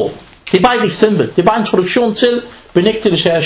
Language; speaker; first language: Danish; non-native, local second language; Arabic